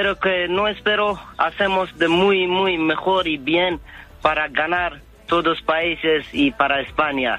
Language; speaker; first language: Spanish; non-native, learner; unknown